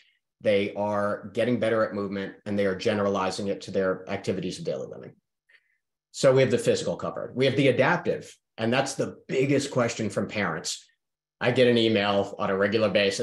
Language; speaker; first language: English; native; English